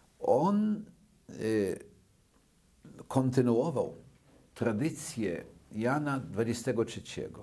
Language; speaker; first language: Polish; early bilingual, other home language; Yiddish